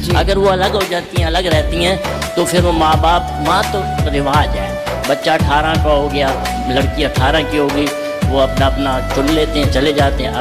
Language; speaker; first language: Hindi; native; Hindi